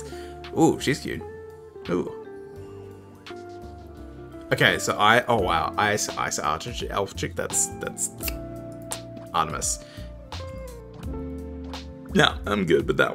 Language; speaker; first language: English; native; English